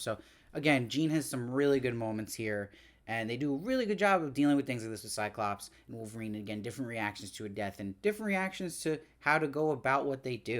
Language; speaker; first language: English; native; English